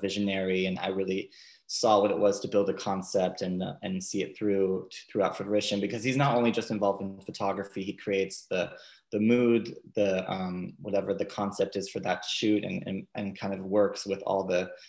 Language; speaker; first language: English; native; English